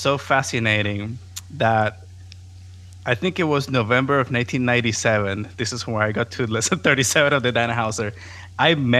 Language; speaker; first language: English; non-native, fluent; Spanish